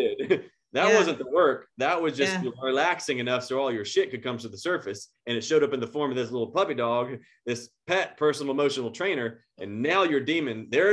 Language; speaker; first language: English; native; English